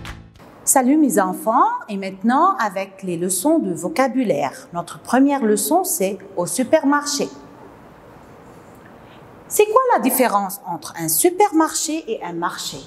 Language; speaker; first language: French; non-native, local second language; Arabic